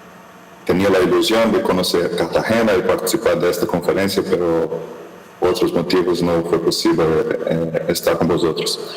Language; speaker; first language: Spanish; non-native, fluent; Portuguese